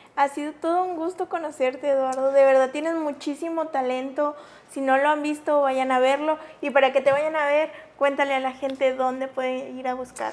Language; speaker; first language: Spanish; native; Spanish